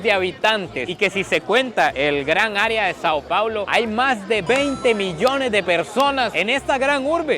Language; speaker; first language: Spanish; native; Spanish